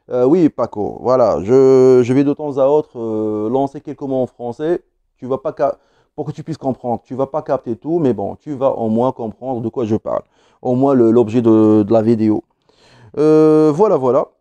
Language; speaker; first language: French; non-native, local second language; Arabic